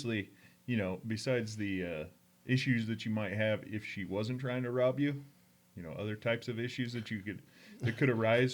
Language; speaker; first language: English; native; English